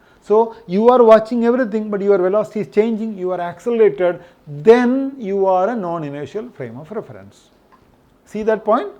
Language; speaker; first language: English; non-native, local second language; Malayalam